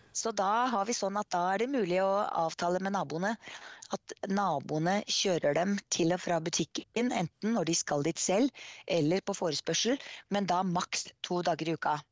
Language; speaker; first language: Norwegian; native; Norwegian